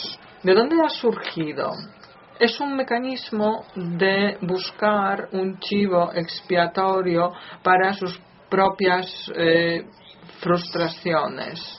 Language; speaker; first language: Spanish; non-native, fluent; Polish